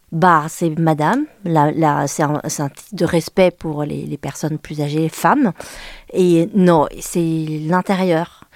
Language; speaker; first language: French; early bilingual, other home language; Vietnamese